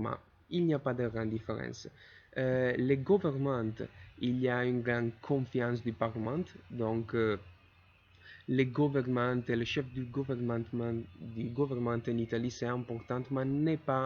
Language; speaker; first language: French; non-native, learner; Italian